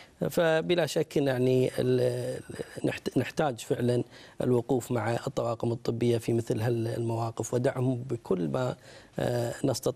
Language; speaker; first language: Arabic; native; Arabic